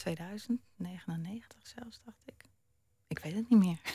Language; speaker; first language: Dutch; early bilingual, other home language; German